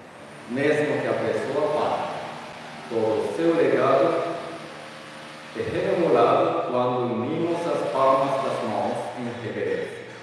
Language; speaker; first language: Portuguese; non-native, fluent; Japanese